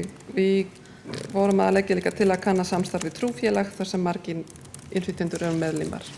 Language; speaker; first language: Icelandic; non-native, fluent; Polish